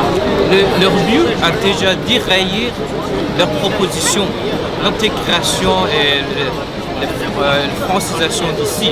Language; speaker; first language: French; non-native, fluent; Chinese